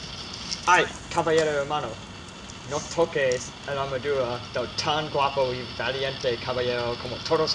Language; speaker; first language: Spanish; non-native, learner; English